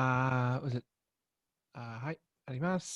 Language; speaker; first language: Japanese; non-native, learner; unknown